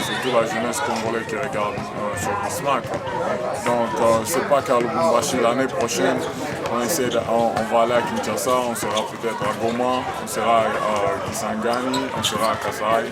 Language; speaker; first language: French; non-native, local second language; Swahili